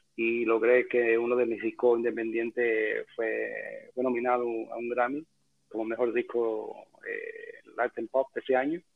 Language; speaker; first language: Spanish; early bilingual, heritage; Spanish